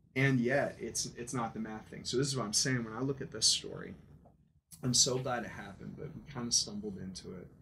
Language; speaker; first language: English; native; English